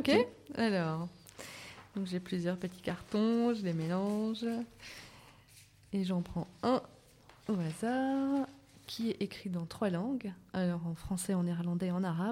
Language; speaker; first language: French; native; French